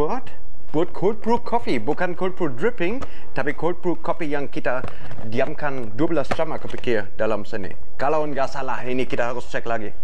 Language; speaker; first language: Indonesian; non-native, fluent; German